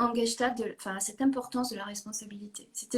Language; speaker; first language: French; native; French